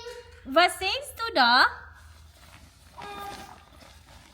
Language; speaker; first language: German; non-native, learner; Filipino